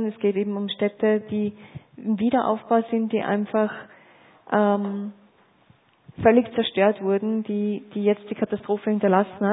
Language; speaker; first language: German; native; German